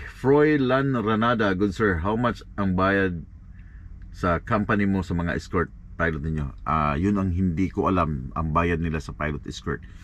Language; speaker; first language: Filipino; non-native, local second language; Cebuano